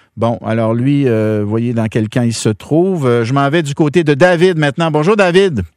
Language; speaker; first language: French; native; French